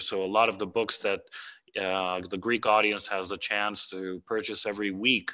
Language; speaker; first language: English; non-native, fluent; Greek